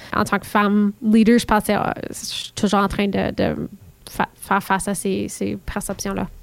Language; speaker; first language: French; native; French